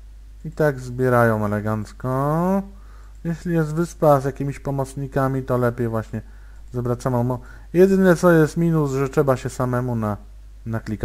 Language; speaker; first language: Polish; native; Polish